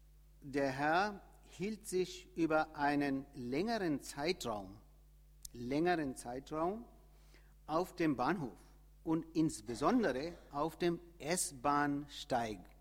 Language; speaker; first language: German; non-native, fluent; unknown